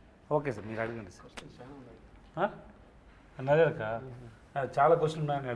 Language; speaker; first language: Telugu; non-native, learner; Tamil